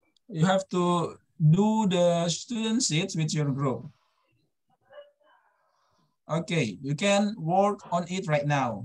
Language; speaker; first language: English; non-native, fluent; Indonesian